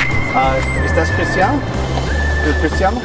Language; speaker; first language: Spanish; non-native, learner; English